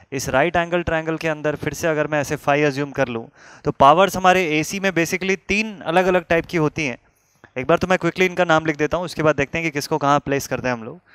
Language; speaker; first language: Hindi; native; Hindi